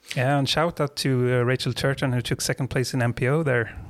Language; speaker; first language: English; non-native, fluent; Swedish